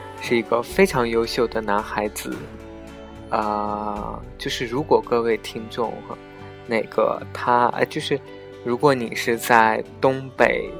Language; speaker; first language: Chinese; native; Chinese